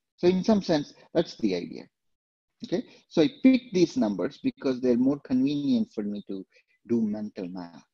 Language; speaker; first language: English; non-native, local second language; Telugu